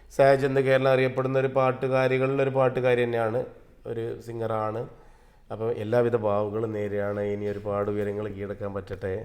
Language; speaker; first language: Malayalam; native; Malayalam